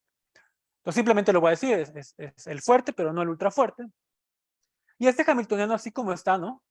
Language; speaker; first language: Spanish; native; Spanish